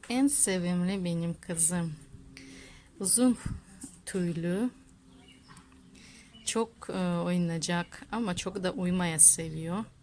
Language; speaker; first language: Turkish; non-native, learner; Russian